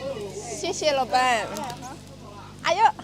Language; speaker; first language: Chinese; non-native, fluent; Indonesian